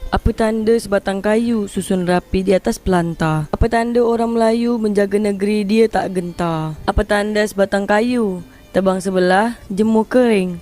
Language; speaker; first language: Malay; native; Malay